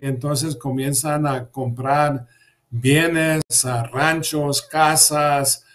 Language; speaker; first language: Spanish; early bilingual, heritage; English